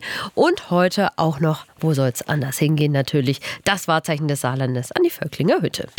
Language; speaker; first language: German; native; German